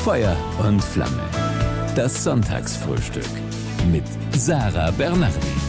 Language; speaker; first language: German; native; German